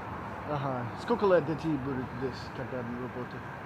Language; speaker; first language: Russian; non-native, learner; English